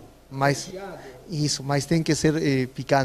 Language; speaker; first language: Portuguese; non-native, fluent; Spanish